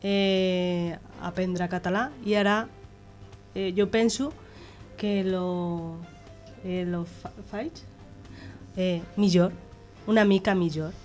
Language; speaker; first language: Catalan; non-native, local second language; Spanish